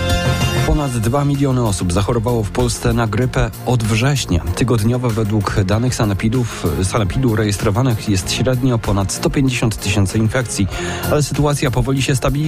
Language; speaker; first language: Polish; native; Polish